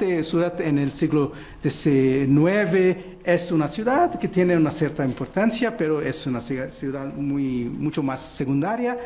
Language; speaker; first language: Spanish; non-native, fluent; Portuguese